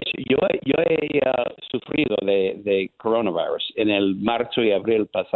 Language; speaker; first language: Spanish; non-native, learner; English